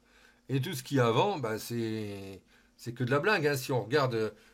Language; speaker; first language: French; native; French